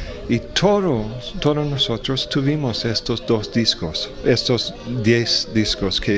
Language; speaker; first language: Spanish; non-native, fluent; English